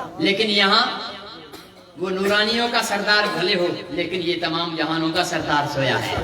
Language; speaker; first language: Urdu; non-native, local second language; Sindhi